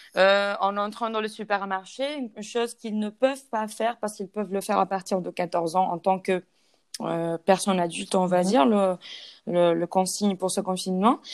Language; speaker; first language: French; non-native, fluent; Spanish